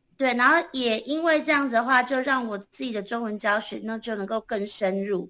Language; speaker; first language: Chinese; native; Chinese